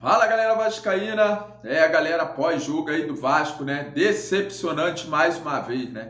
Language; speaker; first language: Portuguese; native; Portuguese